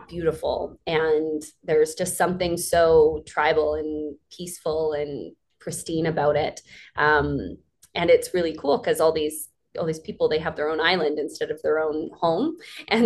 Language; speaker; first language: English; native; English